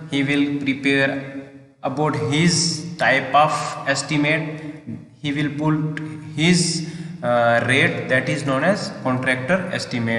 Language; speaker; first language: English; non-native, local second language; Hindi